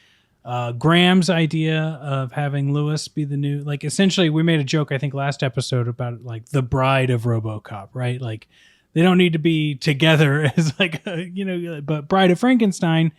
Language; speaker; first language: English; native; English